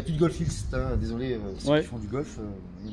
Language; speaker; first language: French; native; French